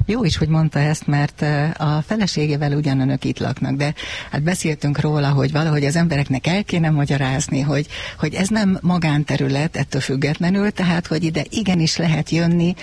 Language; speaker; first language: Hungarian; native; Hungarian